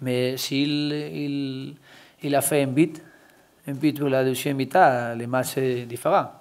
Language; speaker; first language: French; non-native, learner; Spanish